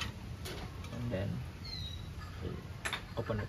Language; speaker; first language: English; non-native, learner; Indonesian